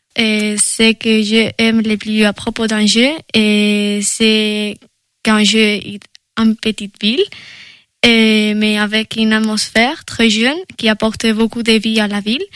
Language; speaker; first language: French; non-native, fluent; Spanish